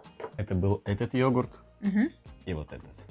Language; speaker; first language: Russian; native; Russian